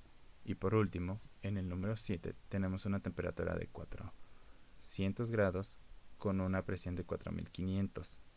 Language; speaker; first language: Spanish; native; Spanish